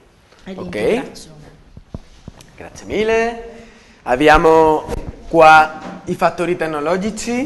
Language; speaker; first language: Italian; non-native, learner; Spanish